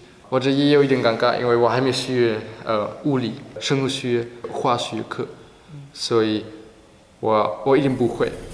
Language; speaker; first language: Chinese; non-native, learner; German